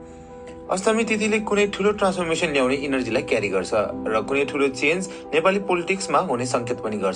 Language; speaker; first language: Nepali; native; Nepali